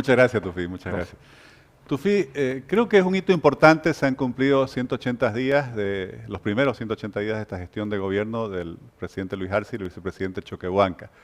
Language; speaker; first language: Spanish; native; Spanish